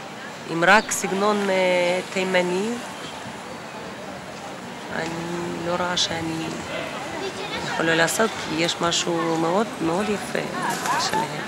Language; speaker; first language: Hebrew; non-native, learner; Russian